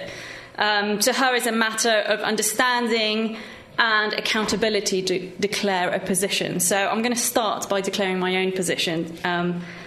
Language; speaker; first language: English; non-native, fluent; Swedish